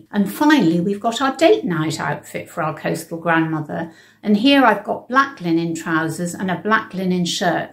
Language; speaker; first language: English; native; English